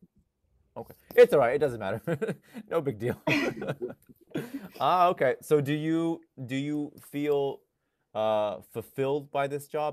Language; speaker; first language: English; non-native, fluent; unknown